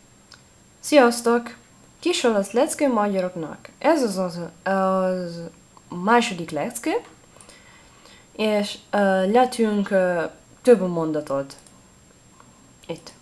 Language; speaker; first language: Hungarian; non-native, learner; Italian